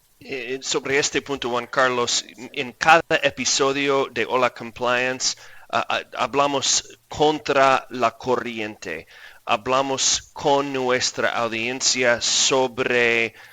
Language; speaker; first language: Spanish; non-native, fluent; English